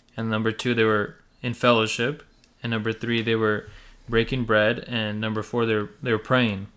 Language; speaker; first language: English; early bilingual, other home language; Russian